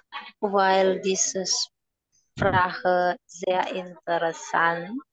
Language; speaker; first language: German; non-native, learner; Indonesian